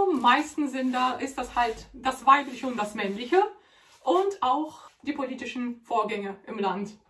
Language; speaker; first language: German; non-native, fluent; Russian